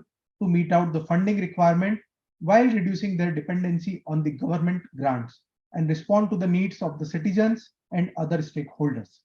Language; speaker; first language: English; non-native, local second language; Hindi